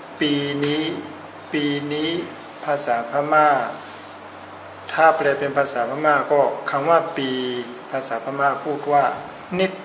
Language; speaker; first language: Thai; non-native, fluent; Burmese